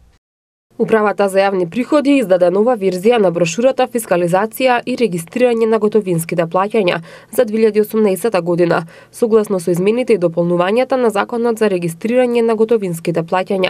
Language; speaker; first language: Macedonian; native; Macedonian